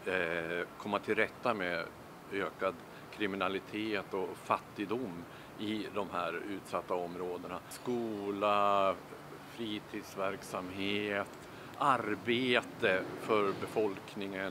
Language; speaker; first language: Swedish; native; Swedish